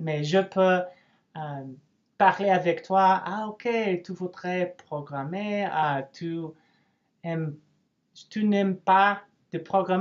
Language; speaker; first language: French; non-native, learner; English